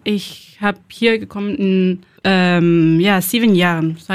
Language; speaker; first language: German; non-native, learner; Spanish